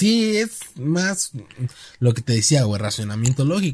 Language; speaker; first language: Spanish; native; Spanish